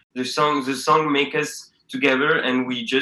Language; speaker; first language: English; non-native, fluent; French